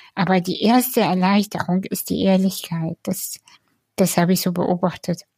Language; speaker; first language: German; early bilingual, other home language; Russian